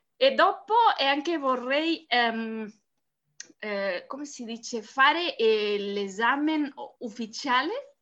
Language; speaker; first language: Italian; non-native, learner; Spanish